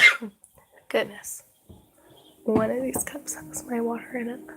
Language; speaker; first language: English; native; English